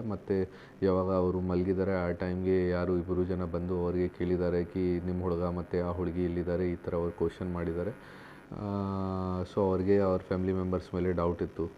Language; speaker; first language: Kannada; non-native, local second language; Urdu